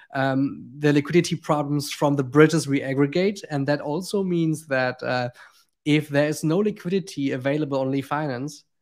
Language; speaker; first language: English; non-native, fluent; German